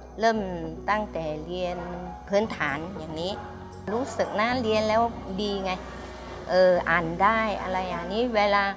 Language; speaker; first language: Thai; non-native, local second language; Chinese